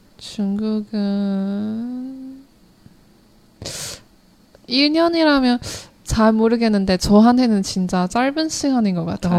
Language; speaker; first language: Korean; non-native, learner; Chinese